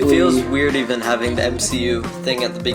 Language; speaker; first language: English; native; English